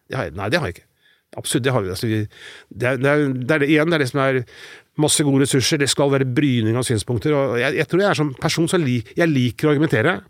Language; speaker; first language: Norwegian; native; Norwegian